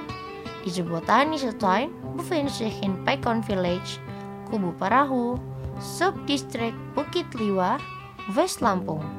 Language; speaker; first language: Dutch; non-native, fluent; Indonesian